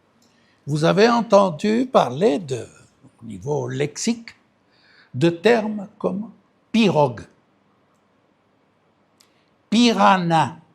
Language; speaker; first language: French; non-native, fluent; Spanish